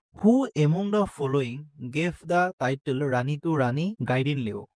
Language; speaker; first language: English; non-native, local second language; Assamese